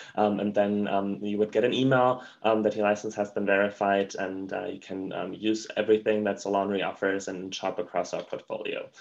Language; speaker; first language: English; non-native, fluent; German